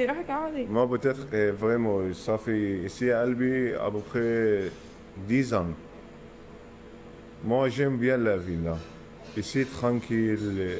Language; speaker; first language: French; non-native, learner; Arabic